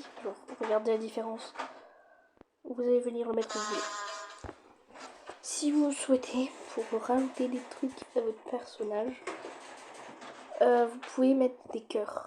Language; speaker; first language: French; native; French